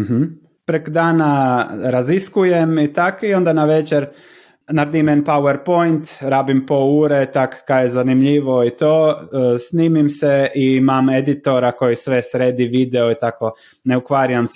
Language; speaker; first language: Slovenian; non-native, learner; Croatian